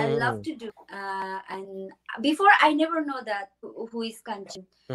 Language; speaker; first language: English; non-native, learner; Tibetan